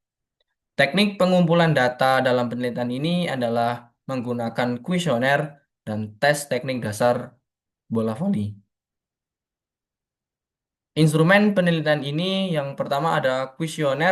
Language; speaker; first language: Indonesian; native; Indonesian